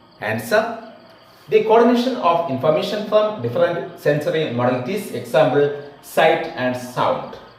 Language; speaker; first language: English; non-native, local second language; Tamil